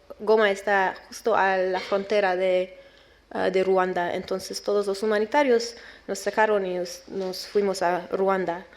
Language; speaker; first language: Spanish; non-native, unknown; Romanian